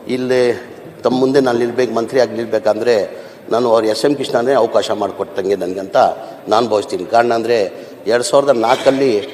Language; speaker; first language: Kannada; non-native, local second language; Urdu